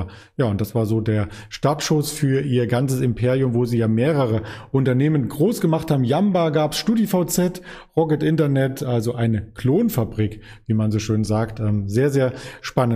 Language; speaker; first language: German; native; German